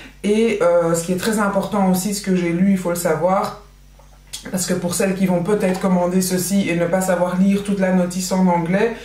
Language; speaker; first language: French; native; French